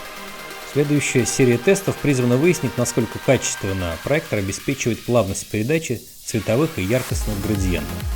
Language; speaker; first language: Russian; native; Russian